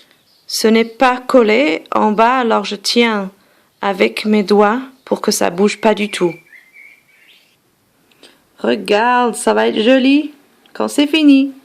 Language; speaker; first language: French; non-native, fluent; English